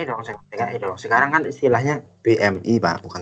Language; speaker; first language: Indonesian; native; Indonesian